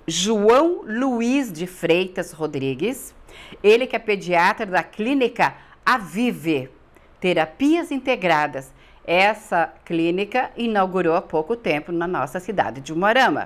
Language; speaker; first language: Portuguese; native; Portuguese